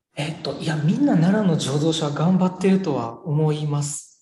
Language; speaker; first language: Japanese; native; Japanese